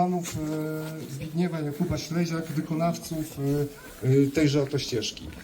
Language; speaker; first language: Polish; native; Polish